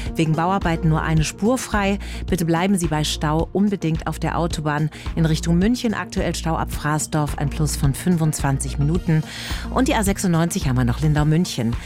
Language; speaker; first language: German; native; German